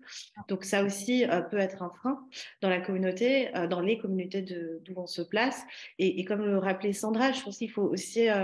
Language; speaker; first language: French; native; French